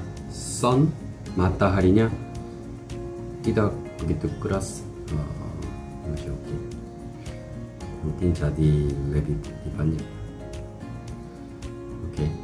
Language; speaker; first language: Indonesian; non-native, learner; Korean